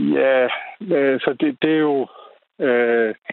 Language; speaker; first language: Danish; native; Danish